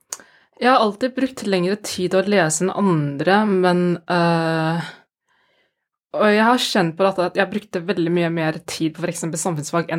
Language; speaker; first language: Norwegian; non-native, fluent; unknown